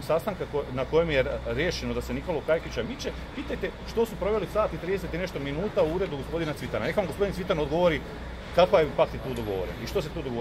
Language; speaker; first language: Croatian; native; Croatian